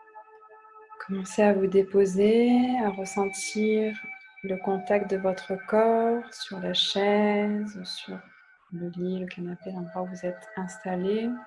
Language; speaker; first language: French; native; French